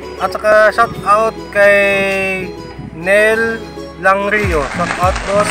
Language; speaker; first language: Filipino; non-native, local second language; Hiligaynon